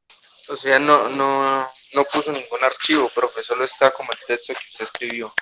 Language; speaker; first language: Spanish; native; Spanish